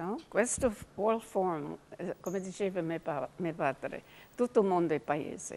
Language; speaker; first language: Italian; early bilingual, heritage; English